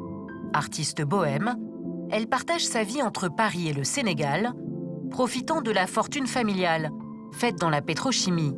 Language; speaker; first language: French; native; French